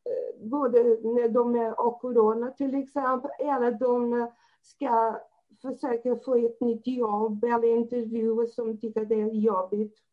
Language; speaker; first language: Swedish; non-native, fluent; Portuguese